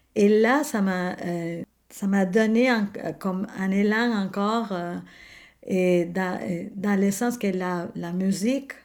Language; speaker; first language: French; non-native, fluent; Spanish